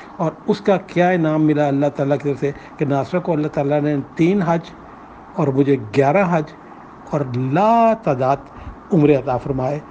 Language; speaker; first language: Urdu; non-native, local second language; Punjabi